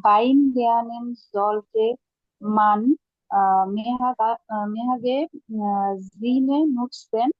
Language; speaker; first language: German; non-native, learner; Bangla